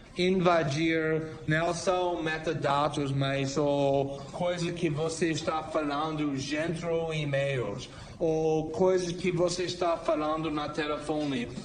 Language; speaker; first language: Portuguese; non-native, fluent; English